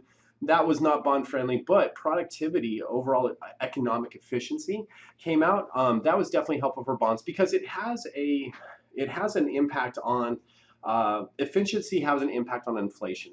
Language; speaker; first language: English; native; English